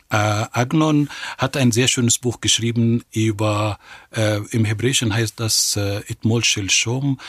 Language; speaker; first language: German; non-native, fluent; Arabic